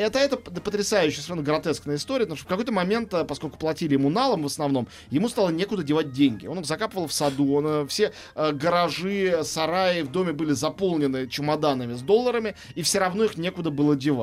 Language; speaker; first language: Russian; native; Russian